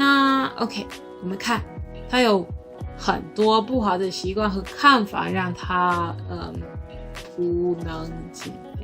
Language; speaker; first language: Chinese; non-native, learner; English